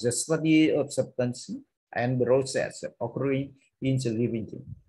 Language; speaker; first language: English; non-native, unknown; Vietnamese